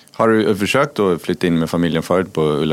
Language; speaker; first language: Swedish; native; Swedish